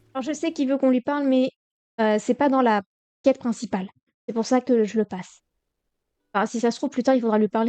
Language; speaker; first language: French; native; French